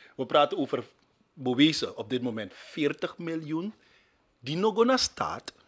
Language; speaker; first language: Dutch; native; Dutch